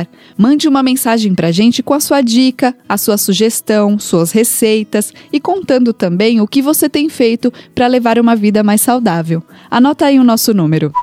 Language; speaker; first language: Portuguese; native; Portuguese